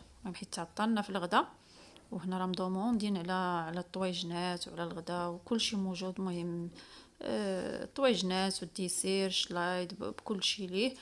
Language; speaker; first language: Arabic; native; Arabic